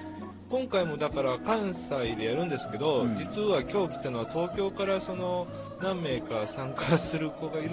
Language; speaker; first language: Japanese; native; Japanese